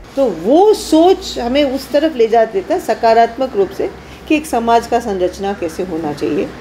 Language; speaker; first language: Hindi; native; Hindi